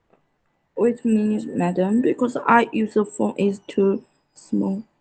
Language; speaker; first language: English; non-native, learner; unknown